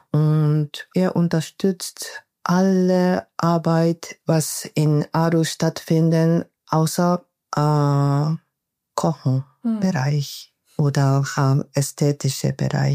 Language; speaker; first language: German; non-native, learner; Japanese